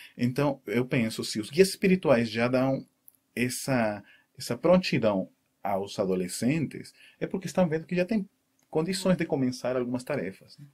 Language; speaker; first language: Portuguese; non-native, fluent; Spanish